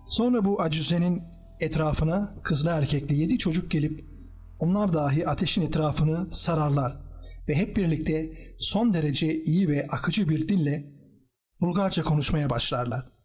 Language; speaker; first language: Turkish; native; Turkish